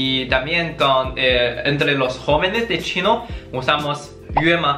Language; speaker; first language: Spanish; non-native, learner; Chinese